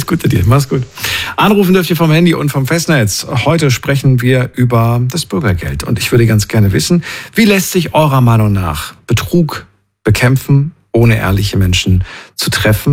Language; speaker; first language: German; native; German